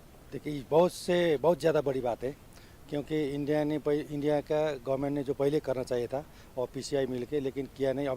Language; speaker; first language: Hindi; non-native, fluent; Nepali